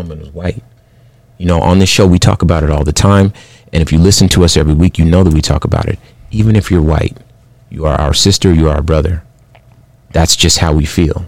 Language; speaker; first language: English; early bilingual, other home language; Spanish